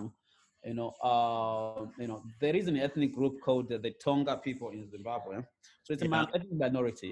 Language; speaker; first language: English; non-native, local second language; Shona